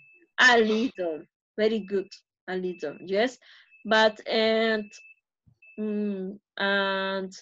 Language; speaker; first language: English; non-native, fluent; Spanish